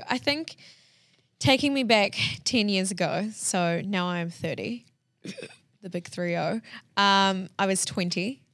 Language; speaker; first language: English; early bilingual, other home language; Hindi